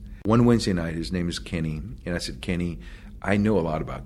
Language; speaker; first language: English; early bilingual, other home language; Spanish